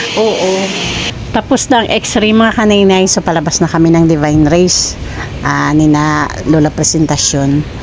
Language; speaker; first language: Filipino; non-native, local second language; Waray